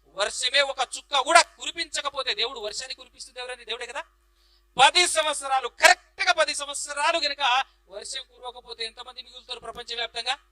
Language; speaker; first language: Telugu; native; Telugu